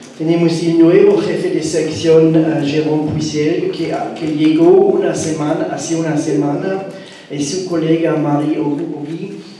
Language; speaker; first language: Spanish; non-native, learner; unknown